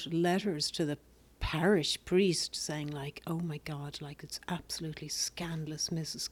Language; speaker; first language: English; native; English